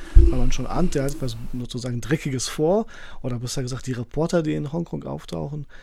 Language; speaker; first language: German; early bilingual, other home language; Polish